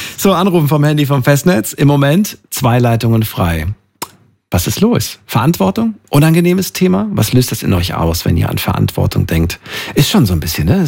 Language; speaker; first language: German; native; German